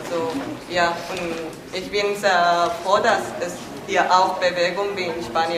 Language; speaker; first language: German; non-native, learner; Spanish